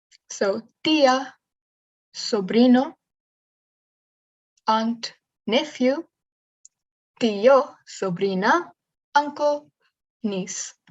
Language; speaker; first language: Spanish; non-native, learner; English